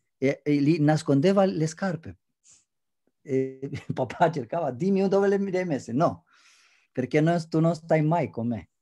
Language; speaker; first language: Italian; non-native, fluent; Romanian